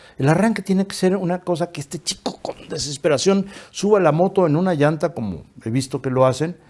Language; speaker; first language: Spanish; native; Spanish